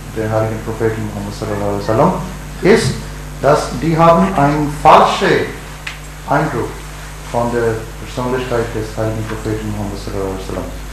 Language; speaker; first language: German; non-native, learner; Urdu